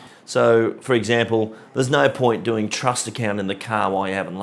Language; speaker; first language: English; native; English